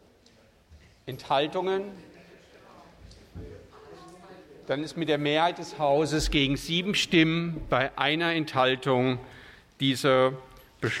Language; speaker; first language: German; native; German